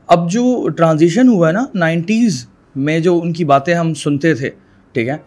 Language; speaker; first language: Urdu; native; Urdu